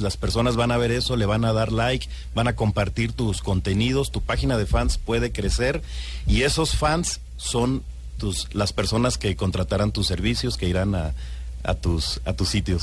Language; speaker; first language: Spanish; native; Spanish